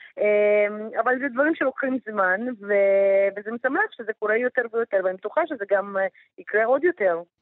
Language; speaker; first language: Hebrew; non-native, fluent; Russian